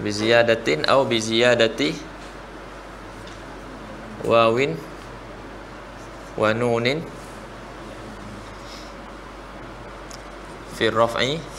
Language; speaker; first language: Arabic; non-native, fluent; Malay